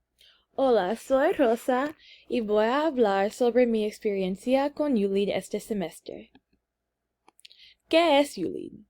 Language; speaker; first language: Spanish; early bilingual, heritage; English